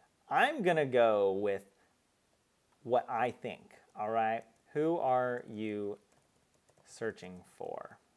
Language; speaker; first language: English; native; English